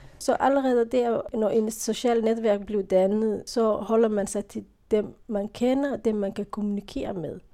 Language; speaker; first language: Danish; non-native, fluent; Somali